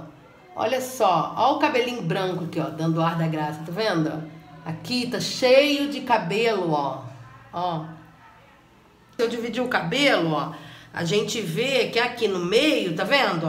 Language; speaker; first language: Portuguese; native; Portuguese